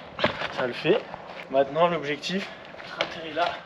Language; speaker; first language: French; native; French